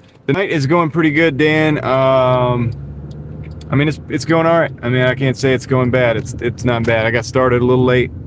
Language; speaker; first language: English; native; English